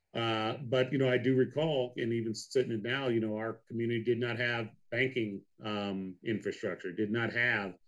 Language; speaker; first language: English; native; English